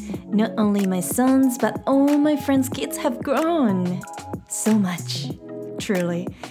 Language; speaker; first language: English; non-native, fluent; Japanese